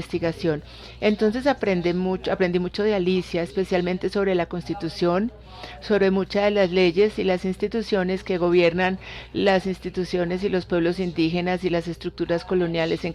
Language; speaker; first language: Spanish; non-native, fluent; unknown